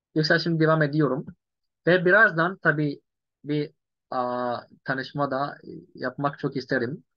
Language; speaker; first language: Turkish; non-native, fluent; Yoruba